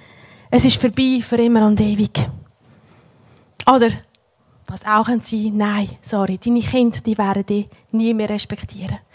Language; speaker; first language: German; native; German